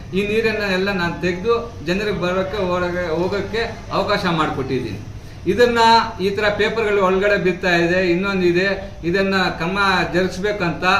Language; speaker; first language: Kannada; non-native, local second language; Urdu